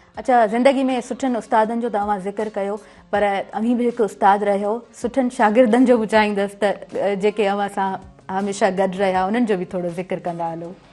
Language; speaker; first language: Sindhi; native; Sindhi